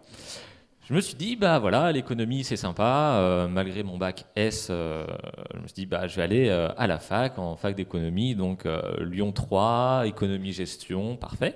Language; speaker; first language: French; native; French